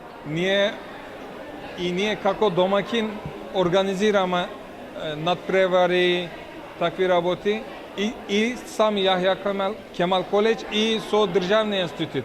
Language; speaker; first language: Macedonian; non-native, fluent; Turkish